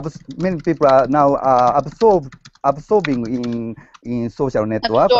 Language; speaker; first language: English; non-native, learner; Japanese